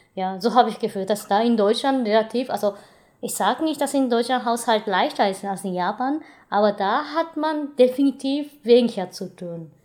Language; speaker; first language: German; non-native, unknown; Japanese